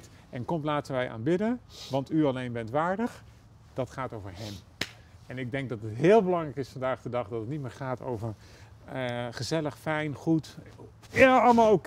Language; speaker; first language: Dutch; native; Dutch